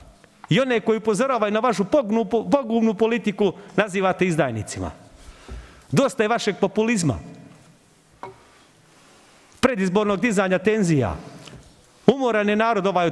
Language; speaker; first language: Serbian; native; Serbian